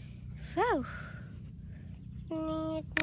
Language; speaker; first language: English; non-native, learner; Indonesian